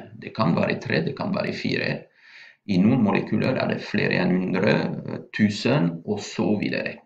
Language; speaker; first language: Norwegian; non-native, fluent; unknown